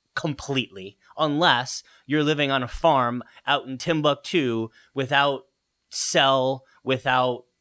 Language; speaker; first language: English; early bilingual, other home language; Italian